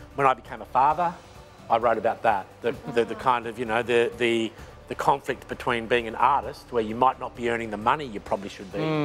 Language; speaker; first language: English; native; English